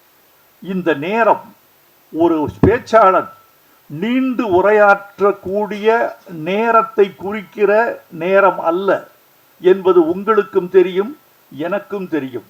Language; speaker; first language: Tamil; native; Tamil